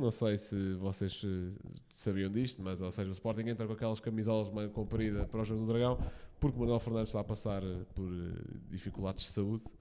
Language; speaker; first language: Portuguese; native; Portuguese